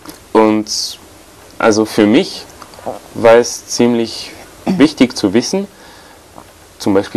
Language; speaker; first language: German; non-native, fluent; French